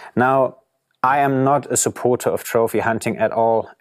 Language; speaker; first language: English; non-native, fluent; German